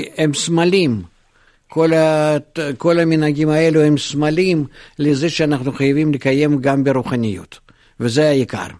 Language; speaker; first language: Hebrew; non-native, fluent; Russian